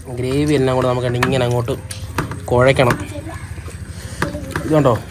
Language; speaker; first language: Malayalam; native; Malayalam